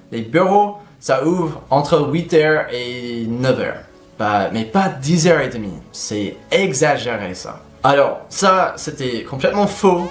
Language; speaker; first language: French; non-native, fluent; English